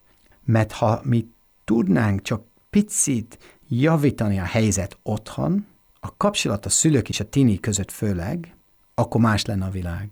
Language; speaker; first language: Hungarian; non-native, fluent; English